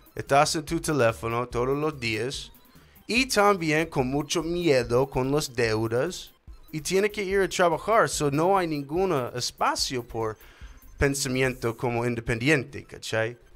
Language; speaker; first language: Spanish; non-native, learner; English